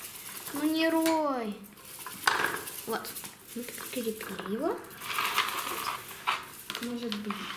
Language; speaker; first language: Russian; non-native, local second language; Lithuanian